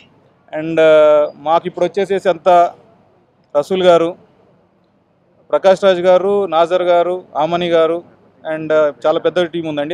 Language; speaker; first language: Telugu; native; Telugu